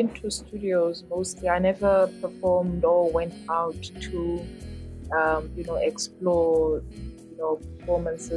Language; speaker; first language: English; non-native, local second language; Xhosa